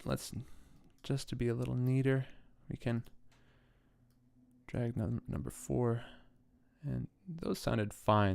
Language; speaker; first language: English; native; English